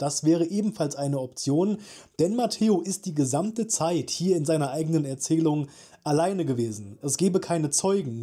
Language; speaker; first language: German; native; German